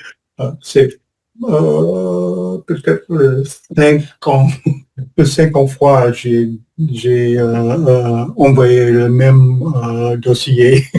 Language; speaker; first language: French; non-native, learner; English